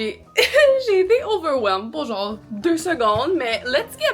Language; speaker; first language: French; native; French